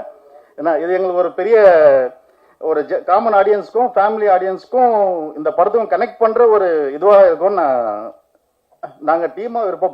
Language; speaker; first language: Tamil; native; Tamil